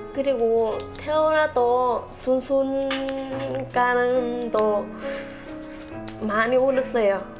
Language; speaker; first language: Korean; non-native, learner; Vietnamese